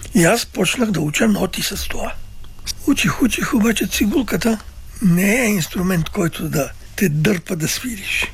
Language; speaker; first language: Bulgarian; early bilingual, other home language; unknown